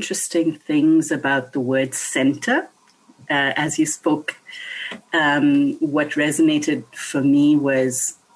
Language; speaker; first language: English; non-native, local second language; Bangla